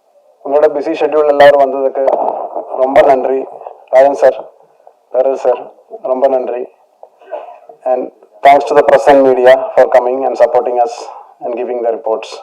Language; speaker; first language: Tamil; non-native, learner; Malayalam